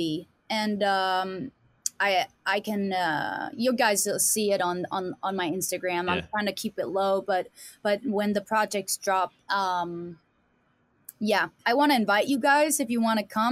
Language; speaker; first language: English; non-native, fluent; Danish